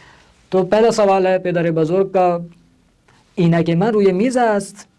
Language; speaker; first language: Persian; non-native, fluent; Urdu